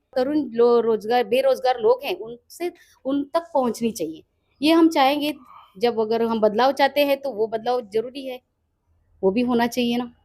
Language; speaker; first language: Hindi; non-native, local second language; Marathi